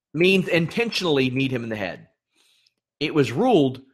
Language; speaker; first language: English; native; English